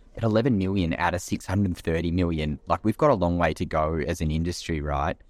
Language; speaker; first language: English; native; English